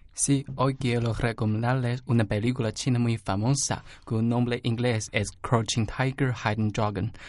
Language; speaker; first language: Spanish; non-native, learner; Chinese